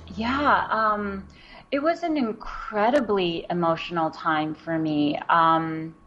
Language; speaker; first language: English; early bilingual, other home language; Wu Chinese